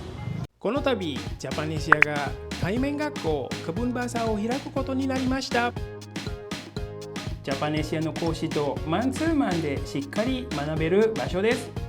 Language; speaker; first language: Japanese; non-native, fluent; Indonesian